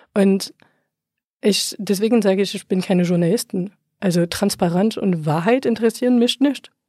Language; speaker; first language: German; non-native, fluent; French